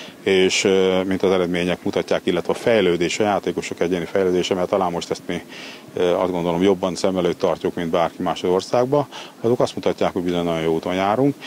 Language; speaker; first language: Hungarian; native; Hungarian